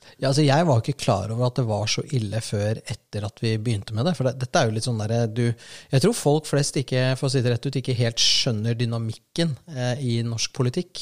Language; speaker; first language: Norwegian; native; Norwegian